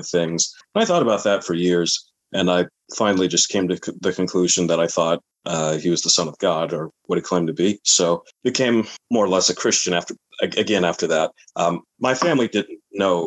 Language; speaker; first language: English; native; English